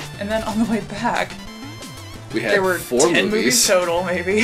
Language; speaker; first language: English; native; English